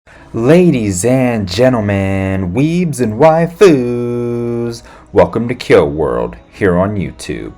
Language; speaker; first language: English; native; English